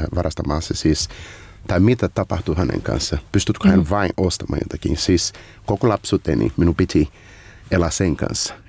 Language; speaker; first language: Finnish; non-native, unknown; Portuguese